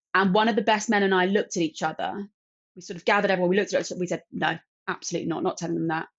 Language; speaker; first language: English; native; English